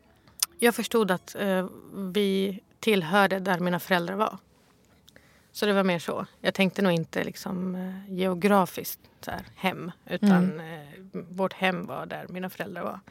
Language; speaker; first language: Swedish; early bilingual, other home language; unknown